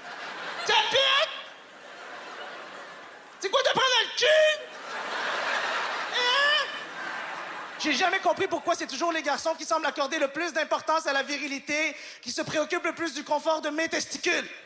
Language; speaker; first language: French; native; French